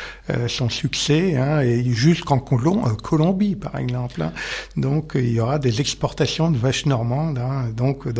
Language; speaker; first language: French; native; French